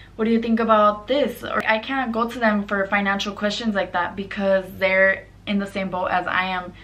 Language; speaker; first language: English; native; English